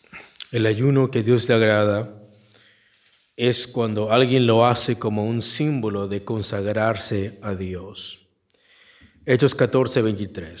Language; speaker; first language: Spanish; native; Spanish